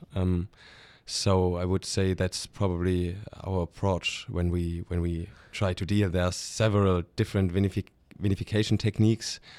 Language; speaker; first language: English; non-native, fluent; German